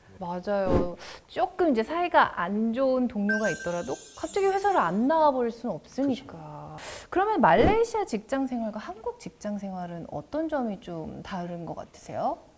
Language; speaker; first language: Korean; native; Korean